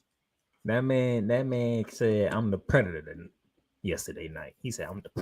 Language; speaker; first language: English; native; English